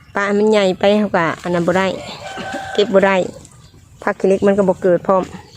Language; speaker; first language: Thai; native; Thai